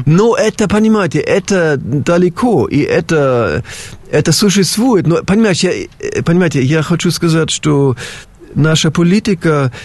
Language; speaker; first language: Russian; non-native, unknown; German